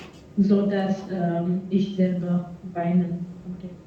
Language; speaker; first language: German; non-native, fluent; French